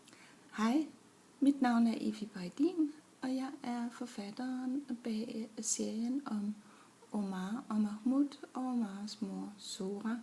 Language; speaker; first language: Danish; early bilingual, other home language; German